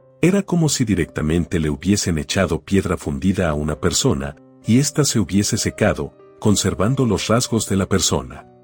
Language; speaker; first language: Spanish; native; Spanish